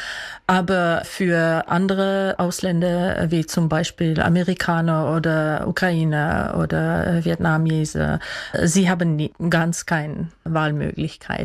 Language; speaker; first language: German; non-native, fluent; Dutch